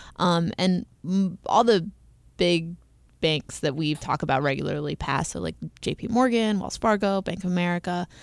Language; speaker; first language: English; native; English